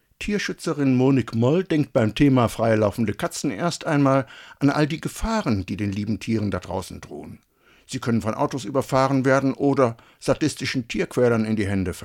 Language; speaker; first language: German; native; German